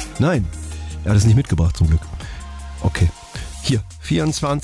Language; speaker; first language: German; native; German